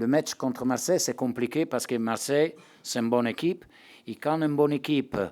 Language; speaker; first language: French; non-native, learner; Italian